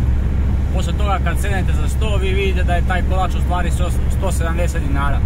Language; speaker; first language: Bosnian; native; Bosnian